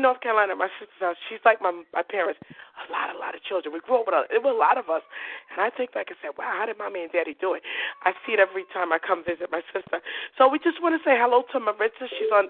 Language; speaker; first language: English; native; English